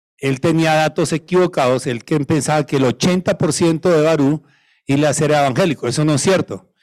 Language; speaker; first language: Spanish; native; Spanish